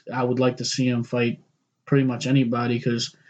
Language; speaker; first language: English; native; English